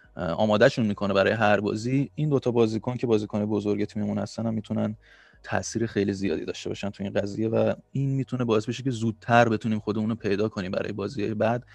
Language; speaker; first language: Persian; native; Persian